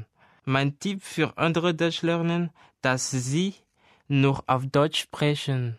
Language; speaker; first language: German; non-native, learner; Malagasy